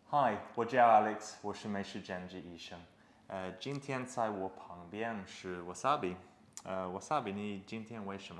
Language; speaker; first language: Chinese; non-native, fluent; English